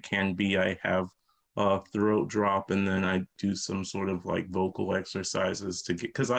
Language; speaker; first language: English; native; English